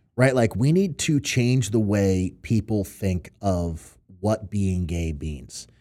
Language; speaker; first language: English; native; English